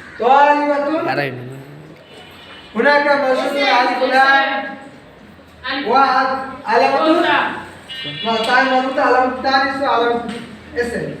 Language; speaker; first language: Arabic; non-native, fluent; Bangla